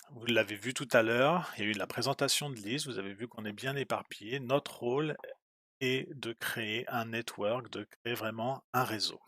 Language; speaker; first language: French; native; French